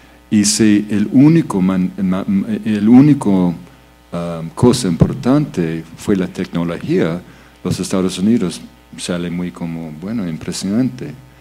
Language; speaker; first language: Spanish; non-native, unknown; English